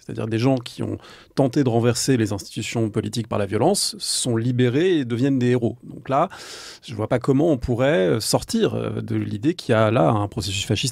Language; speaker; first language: French; native; French